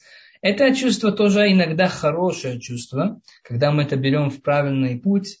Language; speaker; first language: Russian; early bilingual, heritage; Russian